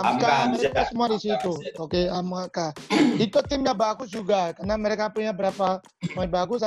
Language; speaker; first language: Indonesian; non-native, fluent; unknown